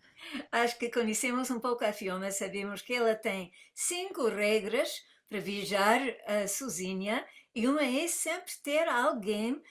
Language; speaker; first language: Portuguese; non-native, fluent; English